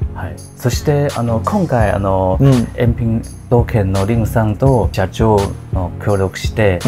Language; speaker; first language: Japanese; non-native, learner; Chinese